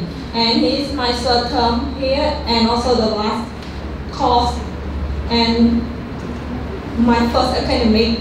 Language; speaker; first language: English; non-native, learner; Khmer